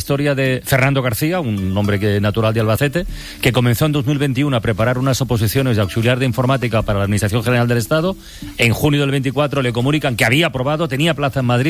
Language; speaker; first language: Spanish; native; Spanish